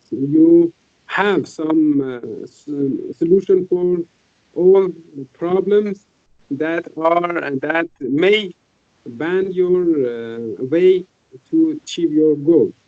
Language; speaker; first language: English; non-native, fluent; Persian